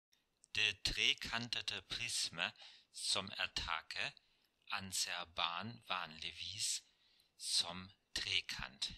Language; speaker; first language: Norwegian; non-native, fluent; German